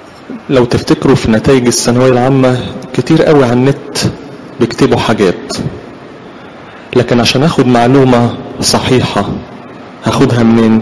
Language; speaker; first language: Arabic; native; Arabic